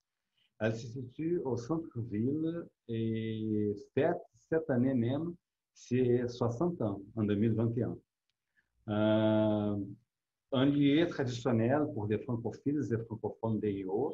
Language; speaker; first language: French; non-native, fluent; Portuguese